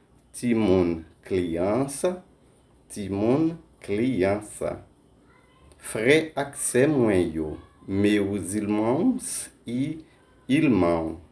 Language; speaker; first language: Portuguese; non-native, fluent; Haitian Creole